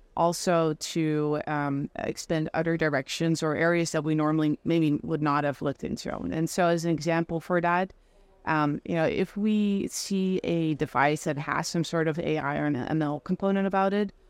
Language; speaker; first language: English; non-native, fluent; Dutch